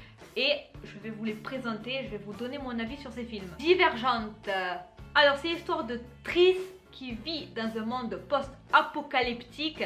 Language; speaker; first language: French; native; French